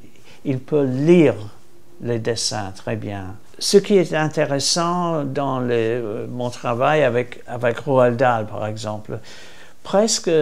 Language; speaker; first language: French; non-native, fluent; English